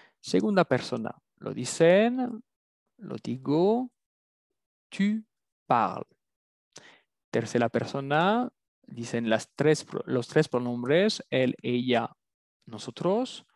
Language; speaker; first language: Spanish; non-native, fluent; French